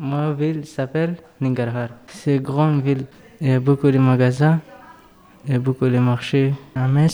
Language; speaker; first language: French; non-native, learner; Pashto